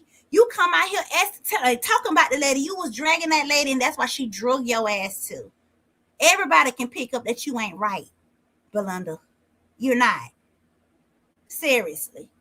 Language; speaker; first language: English; native; English